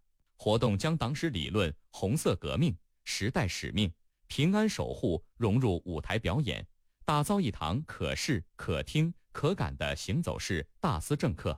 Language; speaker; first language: Chinese; native; Chinese